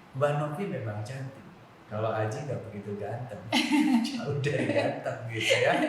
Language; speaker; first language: Indonesian; non-native, local second language; Javanese